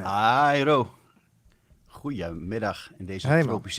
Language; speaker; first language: Dutch; native; Dutch